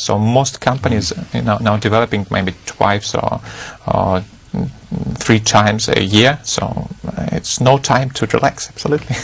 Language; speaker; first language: English; non-native, fluent; Russian